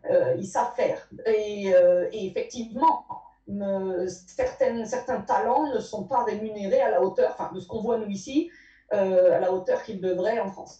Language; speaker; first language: French; native; French